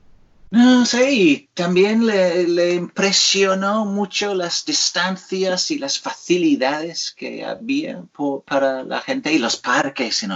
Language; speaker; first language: Spanish; non-native, fluent; English